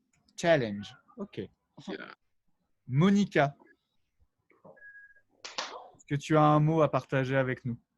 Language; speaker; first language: French; native; French